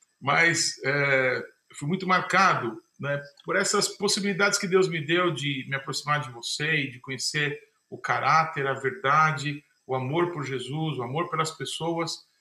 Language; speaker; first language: Portuguese; native; Portuguese